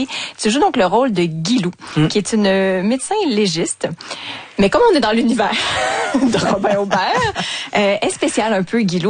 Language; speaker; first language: French; native; French